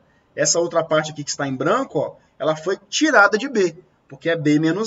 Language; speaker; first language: Portuguese; native; Portuguese